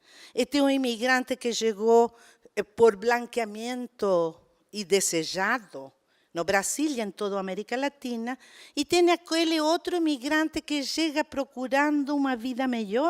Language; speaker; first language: Portuguese; non-native, fluent; Spanish